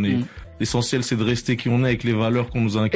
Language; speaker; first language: French; early bilingual, other home language; Ngazidja Comorian